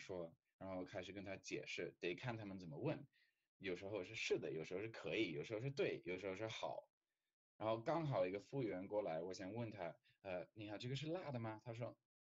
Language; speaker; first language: Chinese; non-native, fluent; English